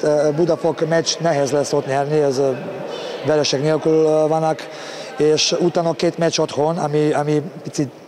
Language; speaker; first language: Hungarian; non-native, learner; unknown